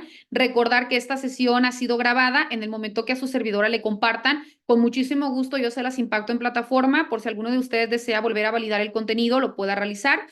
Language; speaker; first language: Spanish; native; Spanish